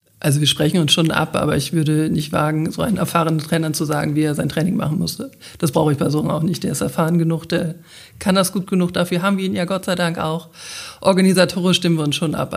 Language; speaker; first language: German; native; German